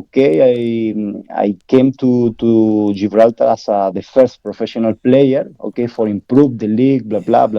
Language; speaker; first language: English; non-native, learner; Spanish